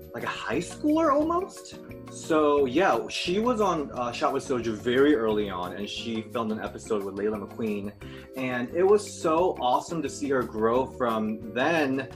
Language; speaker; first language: English; non-native, fluent; Korean